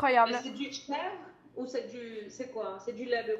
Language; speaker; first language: French; native; French